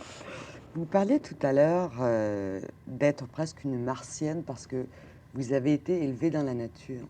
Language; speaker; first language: French; native; French